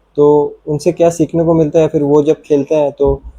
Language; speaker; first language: Hindi; non-native, local second language; Bangla